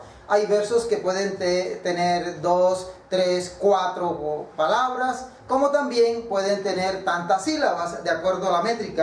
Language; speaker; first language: Spanish; native; Spanish